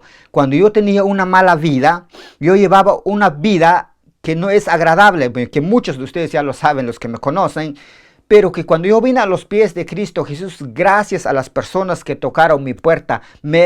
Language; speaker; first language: Spanish; native; Spanish